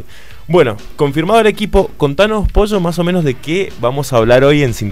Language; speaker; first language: Spanish; native; Spanish